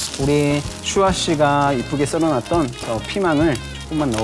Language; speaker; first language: Korean; native; Korean